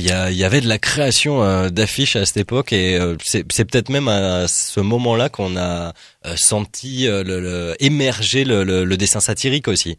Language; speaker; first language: French; native; French